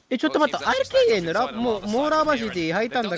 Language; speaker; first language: Japanese; non-native, learner; Filipino